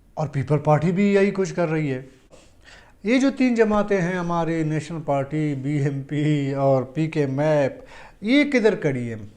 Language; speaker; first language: Urdu; non-native, local second language; Baluchi